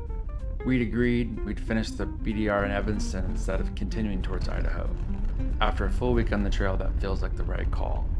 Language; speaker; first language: English; native; English